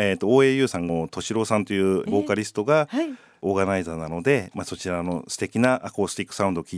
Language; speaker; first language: Japanese; native; Japanese